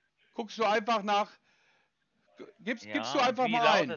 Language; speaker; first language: German; native; German